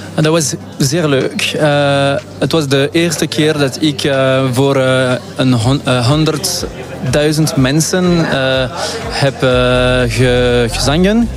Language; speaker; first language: Dutch; non-native, local second language; French